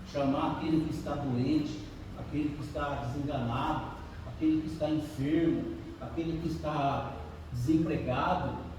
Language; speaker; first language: Portuguese; native; Portuguese